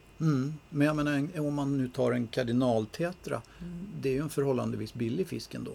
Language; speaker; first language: Swedish; native; Swedish